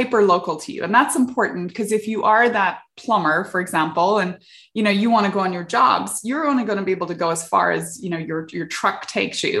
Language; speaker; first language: English; native; English